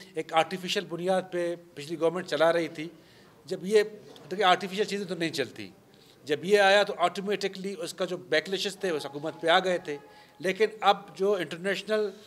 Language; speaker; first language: Urdu; non-native, local second language; Baluchi